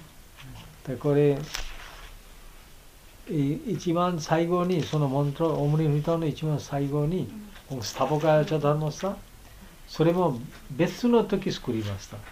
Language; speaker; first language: Japanese; non-native, learner; Bangla